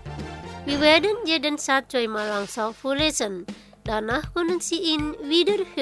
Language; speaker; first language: German; non-native, learner; Indonesian